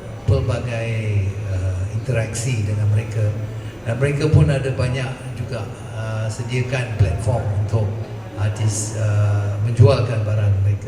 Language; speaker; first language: Malay; native; Malay